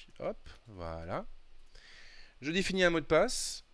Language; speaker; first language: French; native; French